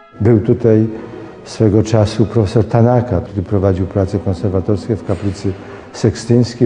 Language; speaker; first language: Polish; native; Polish